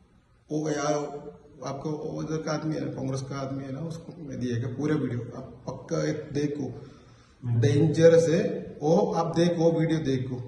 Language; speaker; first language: Hindi; non-native, learner; Malayalam